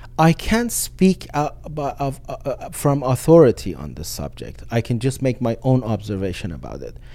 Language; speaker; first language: English; non-native, fluent; Persian